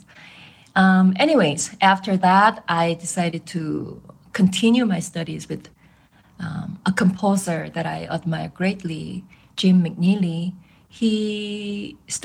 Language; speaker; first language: English; non-native, fluent; Korean